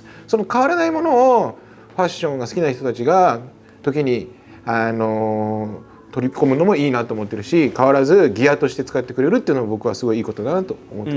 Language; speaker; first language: Japanese; native; Japanese